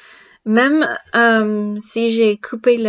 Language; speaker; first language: French; non-native, learner; English